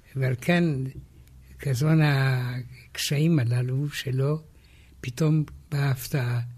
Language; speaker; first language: Hebrew; non-native, fluent; Romanian